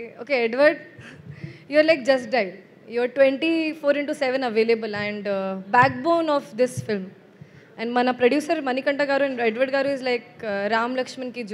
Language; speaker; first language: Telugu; non-native, fluent; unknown